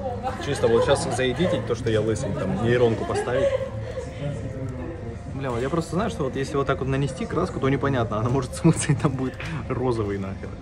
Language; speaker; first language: Russian; native; Russian